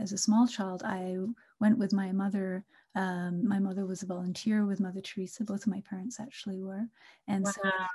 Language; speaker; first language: English; non-native, local second language; Bangla